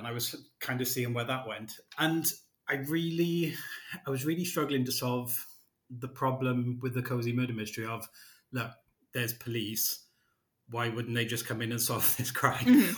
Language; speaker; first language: English; native; English